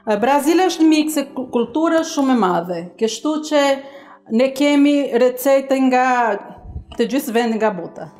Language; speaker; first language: Albanian; non-native, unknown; Portuguese